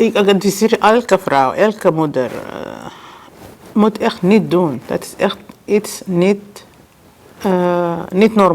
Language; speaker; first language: Dutch; non-native, fluent; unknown